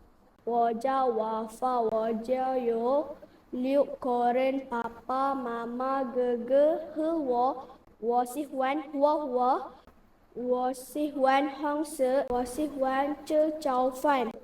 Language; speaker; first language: Chinese; non-native, learner; Malay